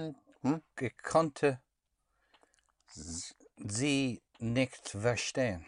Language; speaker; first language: German; non-native, learner; English